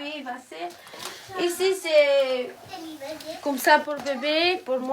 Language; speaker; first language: French; non-native, learner; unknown